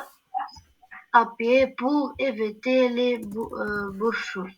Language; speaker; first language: French; non-native, learner; Arabic